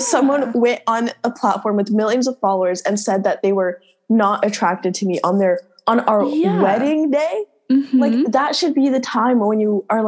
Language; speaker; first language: English; native; English